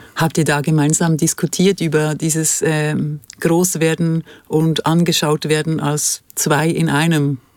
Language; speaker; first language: German; native; German